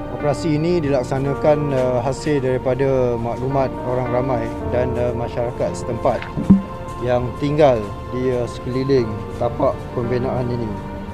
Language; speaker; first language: Malay; native; Malay